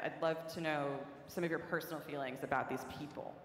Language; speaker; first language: English; native; English